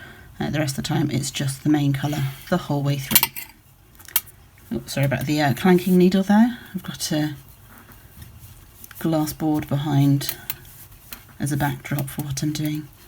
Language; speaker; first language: English; native; English